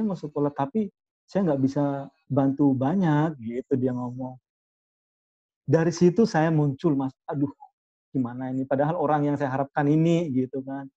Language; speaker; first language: Indonesian; non-native, local second language; Madurese